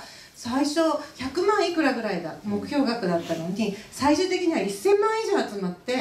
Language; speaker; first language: Japanese; native; Japanese